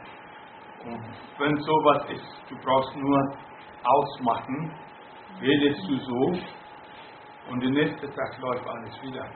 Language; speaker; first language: German; non-native, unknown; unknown